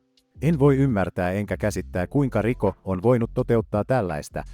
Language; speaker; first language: Finnish; native; Finnish